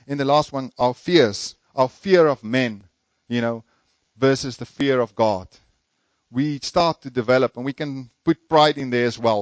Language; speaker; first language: English; non-native, local second language; Afrikaans